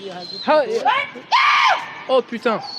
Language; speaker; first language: English; non-native, learner; French